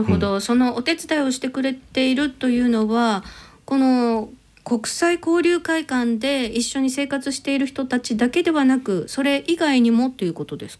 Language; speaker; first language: Japanese; native; Japanese